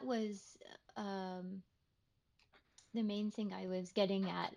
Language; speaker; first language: English; native; English